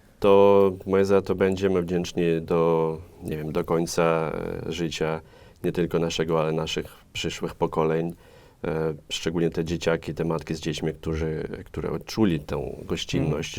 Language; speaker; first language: Polish; non-native, fluent; Ukrainian